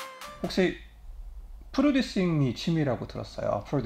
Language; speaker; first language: Korean; native; Korean